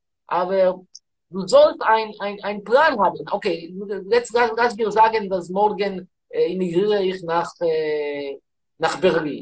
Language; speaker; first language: German; non-native, learner; Hebrew